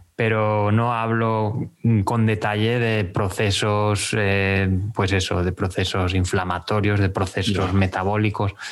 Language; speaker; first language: Spanish; native; Spanish